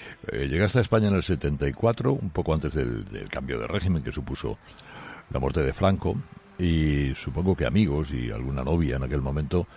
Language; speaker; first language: Spanish; native; Spanish